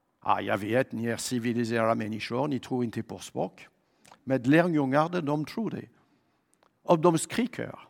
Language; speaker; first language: Swedish; non-native, fluent; French